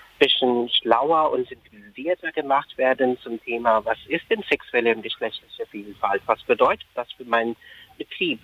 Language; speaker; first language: German; non-native, fluent; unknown